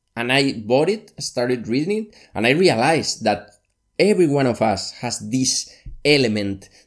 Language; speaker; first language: English; non-native, fluent; Spanish